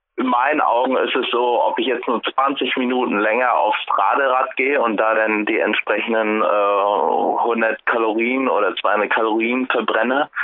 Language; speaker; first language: German; native; German